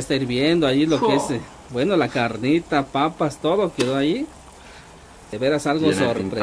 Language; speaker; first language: Spanish; native; Spanish